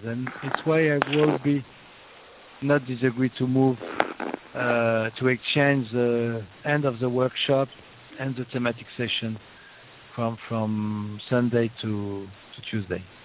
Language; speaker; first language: English; non-native, fluent; French